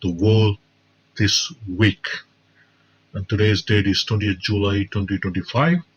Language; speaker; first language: English; non-native, local second language; Tamil